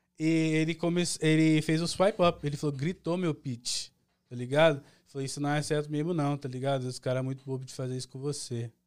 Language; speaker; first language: Portuguese; early bilingual, heritage; Portuguese